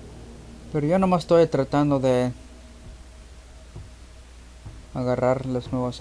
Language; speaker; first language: Spanish; early bilingual, heritage; Spanish